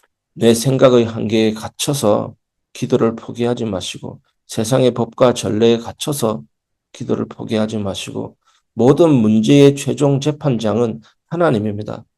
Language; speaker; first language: Korean; native; Korean